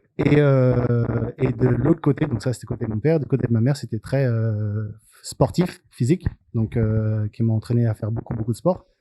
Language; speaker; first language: French; native; French